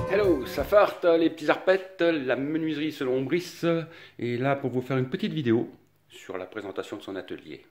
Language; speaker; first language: French; native; French